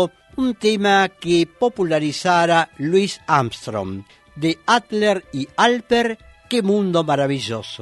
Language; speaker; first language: Spanish; native; Spanish